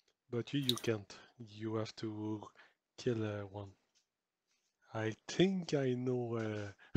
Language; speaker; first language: English; non-native, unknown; French